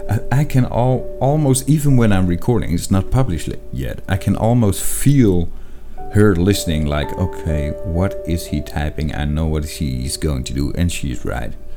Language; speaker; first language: English; non-native, fluent; Dutch